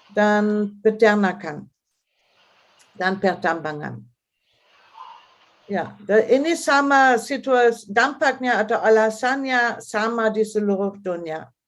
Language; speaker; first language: Indonesian; non-native, fluent; German